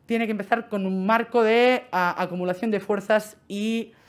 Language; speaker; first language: Spanish; non-native, local second language; Catalan